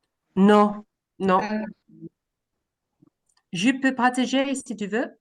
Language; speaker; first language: French; non-native, learner; English